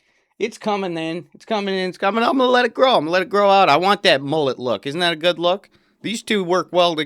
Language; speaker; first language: English; native; English